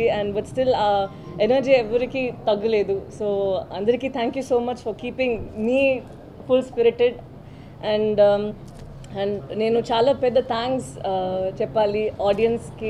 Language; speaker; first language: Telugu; non-native, learner; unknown